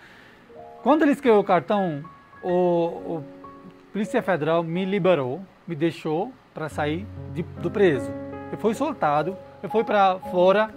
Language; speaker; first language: Portuguese; non-native, learner; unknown